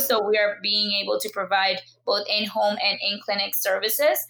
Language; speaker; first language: English; non-native, fluent; Spanish